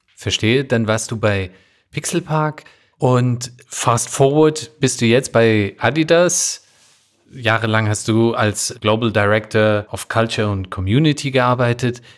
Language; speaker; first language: German; native; German